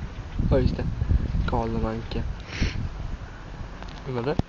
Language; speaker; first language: Swedish; native; Swedish